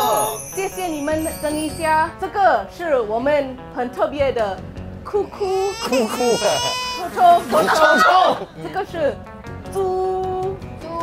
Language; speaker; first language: Chinese; non-native, learner; English